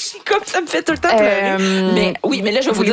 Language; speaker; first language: French; native; French